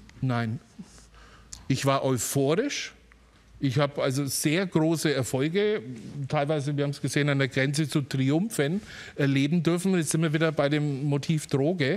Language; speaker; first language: German; native; German